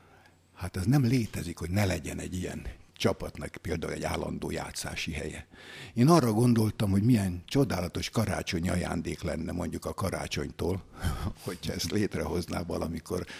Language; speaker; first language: Hungarian; native; Hungarian